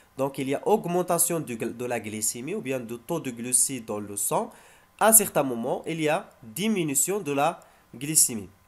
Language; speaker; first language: French; non-native, local second language; Arabic